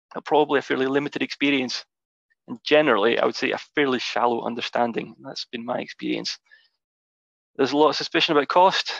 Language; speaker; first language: English; native; English